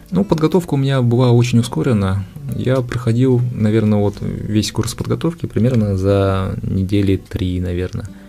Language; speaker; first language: Russian; native; Russian